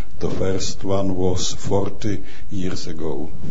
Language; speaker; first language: English; non-native, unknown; Czech